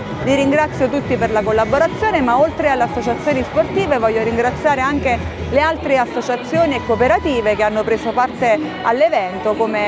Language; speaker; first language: Italian; native; Italian